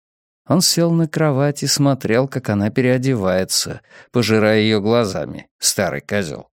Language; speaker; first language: Russian; native; Russian